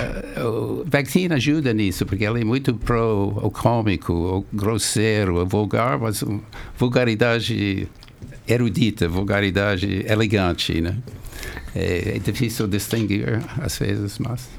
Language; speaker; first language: Portuguese; non-native, fluent; English